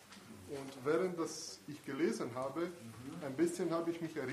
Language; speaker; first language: German; non-native, fluent; Italian